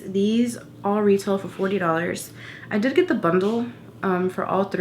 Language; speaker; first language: English; native; English